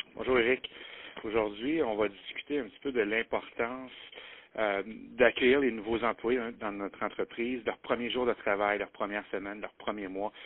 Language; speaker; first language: French; native; French